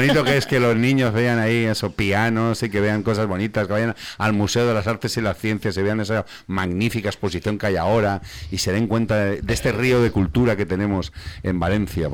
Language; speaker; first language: Spanish; native; Spanish